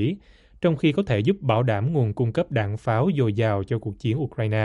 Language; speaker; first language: Vietnamese; native; Vietnamese